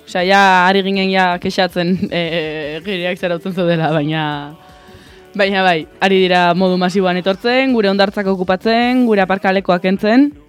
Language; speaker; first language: Basque; non-native, local second language; Spanish